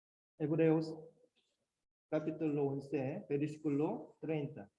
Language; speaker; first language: Spanish; non-native, learner; Korean